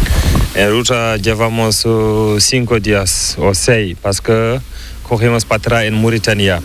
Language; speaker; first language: Spanish; non-native, learner; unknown